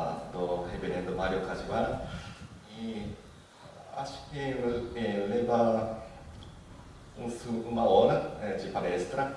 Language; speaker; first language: Portuguese; non-native, learner; Japanese